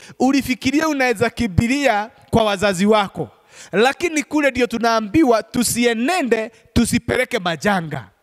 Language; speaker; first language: Swahili; non-native, local second language; Kikuyu